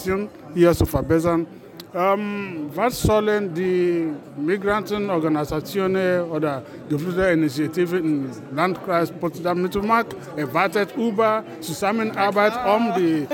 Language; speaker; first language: German; non-native, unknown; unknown